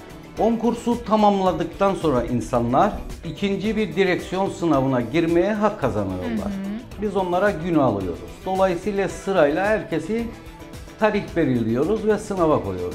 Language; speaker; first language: Turkish; native; Turkish